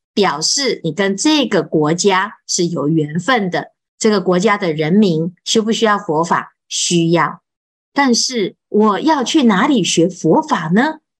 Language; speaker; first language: Chinese; native; Chinese